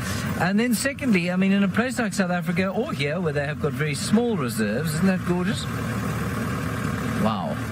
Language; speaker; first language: English; native; English